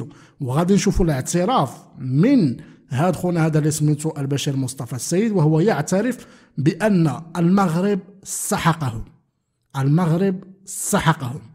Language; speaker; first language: Arabic; native; Arabic